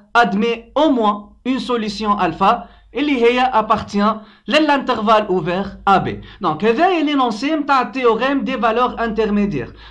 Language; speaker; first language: French; non-native, local second language; Arabic